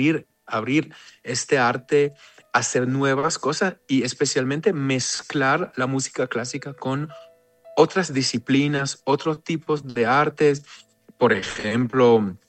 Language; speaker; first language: Spanish; non-native, fluent; Hebrew